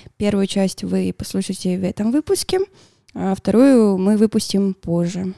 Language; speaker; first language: Russian; non-native, fluent; Spanish